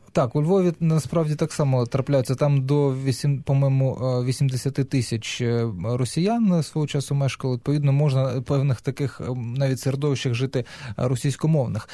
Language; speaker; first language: Ukrainian; non-native, local second language; Russian